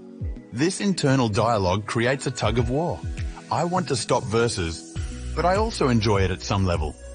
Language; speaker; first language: English; native; English